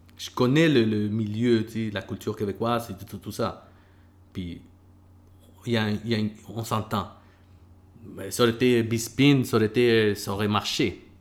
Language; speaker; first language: French; early bilingual, other home language; Spanish